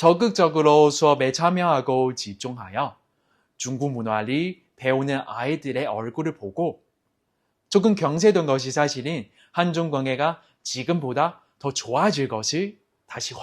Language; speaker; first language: Korean; non-native, fluent; Chinese